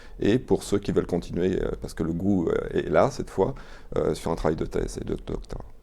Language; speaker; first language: French; native; French